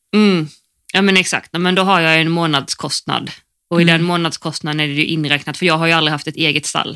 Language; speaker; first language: Swedish; native; Swedish